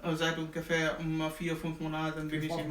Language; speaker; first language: German; non-native, learner; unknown